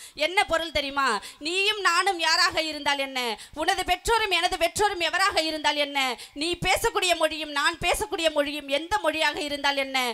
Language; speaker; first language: Tamil; native; Tamil